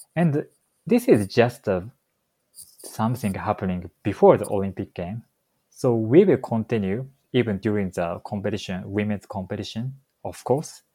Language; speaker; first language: English; non-native, fluent; Japanese